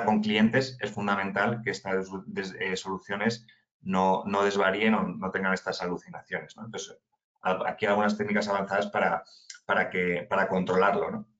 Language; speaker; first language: Spanish; native; Spanish